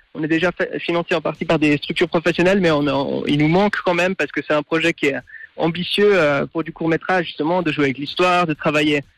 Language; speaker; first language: French; native; French